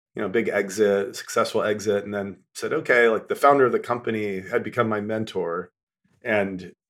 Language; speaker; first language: English; native; English